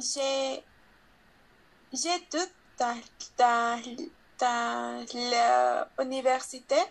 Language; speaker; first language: French; non-native, learner; Spanish